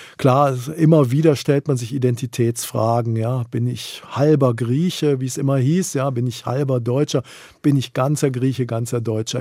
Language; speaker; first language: German; native; German